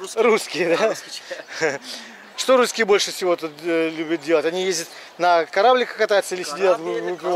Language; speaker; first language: Russian; native; Russian